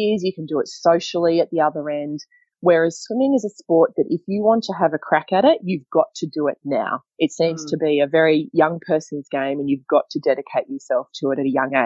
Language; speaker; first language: English; native; English